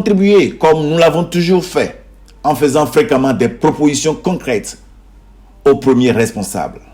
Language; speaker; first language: French; native; French